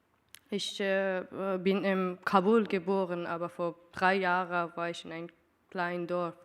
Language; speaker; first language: German; non-native, learner; Persian